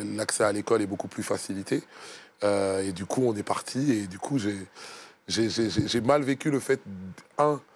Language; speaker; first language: French; native; French